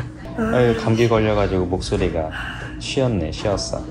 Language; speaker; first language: Korean; native; Korean